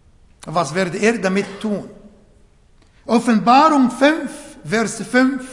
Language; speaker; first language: German; non-native, learner; Arabic